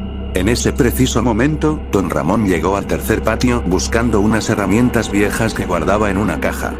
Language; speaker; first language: Spanish; native; Spanish